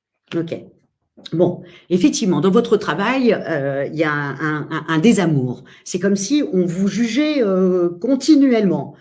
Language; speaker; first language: French; native; French